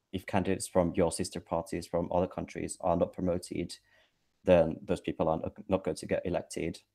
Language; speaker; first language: English; non-native, fluent; Finnish